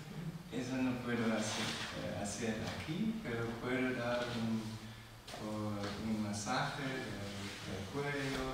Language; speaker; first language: Spanish; non-native, learner; German